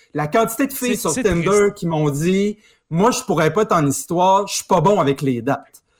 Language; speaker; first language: French; native; French